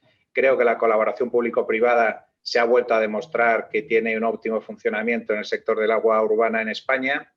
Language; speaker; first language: Spanish; native; Spanish